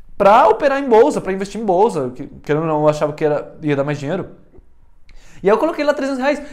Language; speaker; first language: Portuguese; early bilingual, heritage; Portuguese